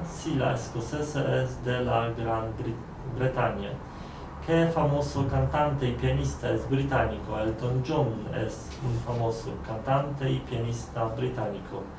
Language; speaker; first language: Spanish; non-native, learner; Polish